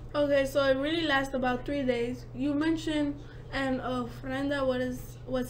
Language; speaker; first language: English; native; English